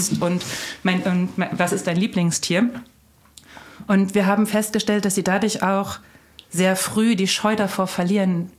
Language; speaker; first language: German; native; German